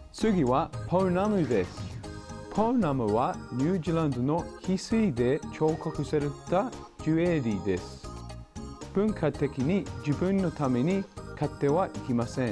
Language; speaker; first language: Japanese; non-native, fluent; English